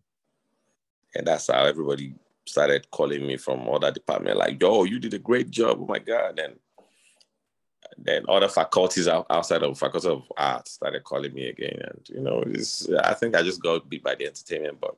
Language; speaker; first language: English; non-native, local second language; Yoruba